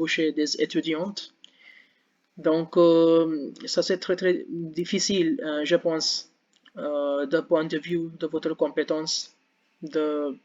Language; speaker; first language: French; non-native, learner; Hindi